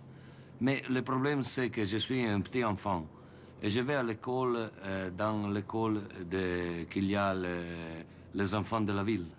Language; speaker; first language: French; non-native, learner; Italian